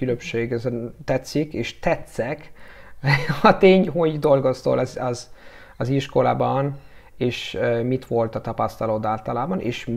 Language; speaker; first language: Hungarian; non-native, learner; Italian